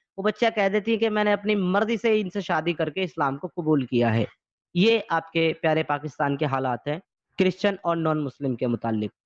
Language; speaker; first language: Urdu; native; Urdu